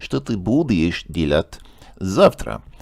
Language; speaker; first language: Russian; non-native, learner; English